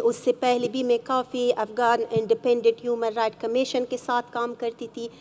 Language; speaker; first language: Hindi; non-native, fluent; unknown